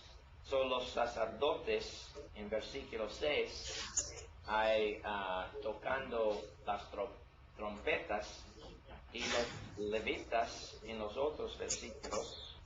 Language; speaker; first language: Spanish; non-native, learner; English